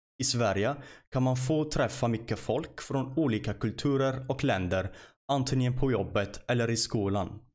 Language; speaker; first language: Swedish; non-native, fluent; Arabic